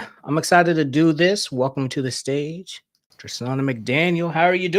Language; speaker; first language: English; native; English